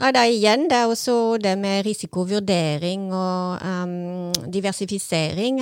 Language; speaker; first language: Norwegian; non-native, fluent; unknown